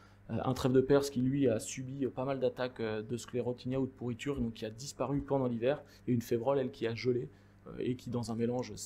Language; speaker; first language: French; native; French